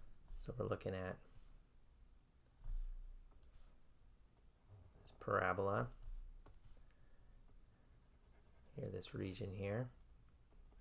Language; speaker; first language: English; native; English